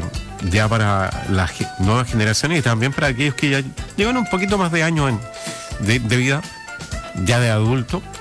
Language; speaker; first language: Spanish; native; Spanish